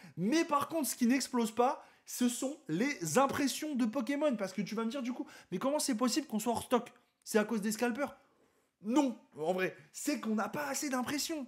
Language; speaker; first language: French; native; French